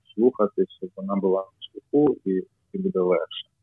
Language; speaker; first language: Ukrainian; non-native, local second language; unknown